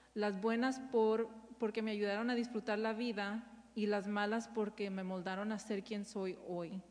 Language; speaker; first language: Spanish; early bilingual, heritage; Spanish